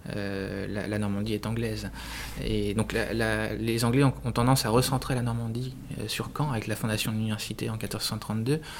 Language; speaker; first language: French; native; French